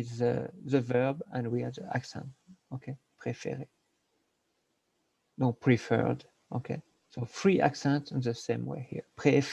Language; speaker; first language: English; non-native, learner; French